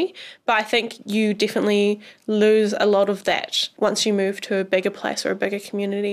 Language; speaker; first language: English; native; English